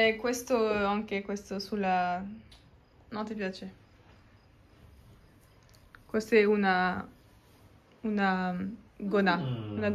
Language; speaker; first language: Italian; non-native, learner; French